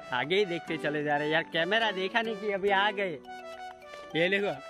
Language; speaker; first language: Hindi; non-native, local second language; Gujarati